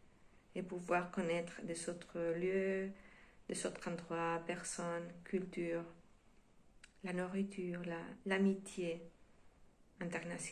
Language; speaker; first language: French; non-native, fluent; Spanish